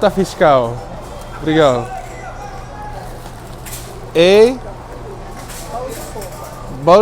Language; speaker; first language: Portuguese; non-native, learner; Dutch